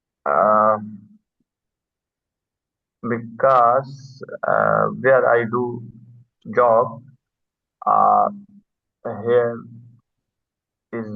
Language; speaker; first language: English; non-native, learner; Urdu